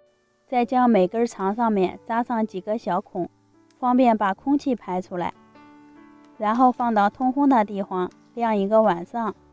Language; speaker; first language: Chinese; native; Chinese